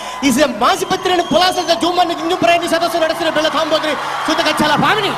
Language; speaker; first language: Telugu; native; Telugu